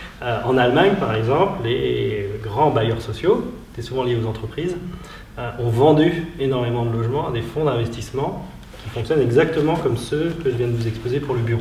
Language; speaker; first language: French; native; French